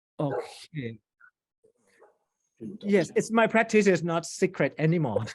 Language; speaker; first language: English; non-native, fluent; Thai